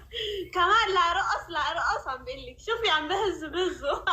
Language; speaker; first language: Arabic; non-native, learner; Amharic